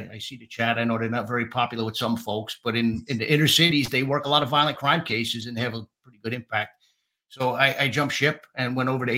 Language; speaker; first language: English; native; English